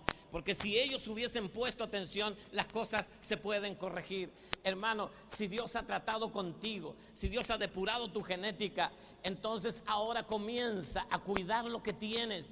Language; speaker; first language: Spanish; native; Spanish